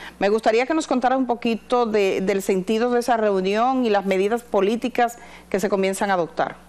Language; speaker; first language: Spanish; native; Spanish